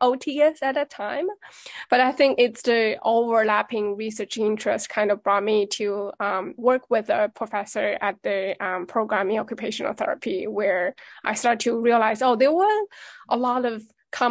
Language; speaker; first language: English; non-native, fluent; Chinese